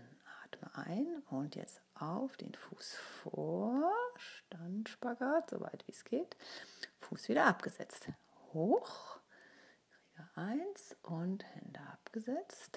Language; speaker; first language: German; native; German